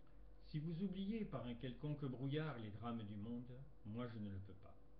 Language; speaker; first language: French; native; French